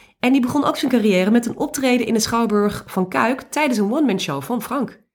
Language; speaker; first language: Dutch; native; Dutch